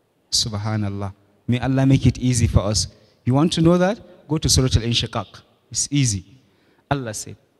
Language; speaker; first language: English; non-native, local second language; Hausa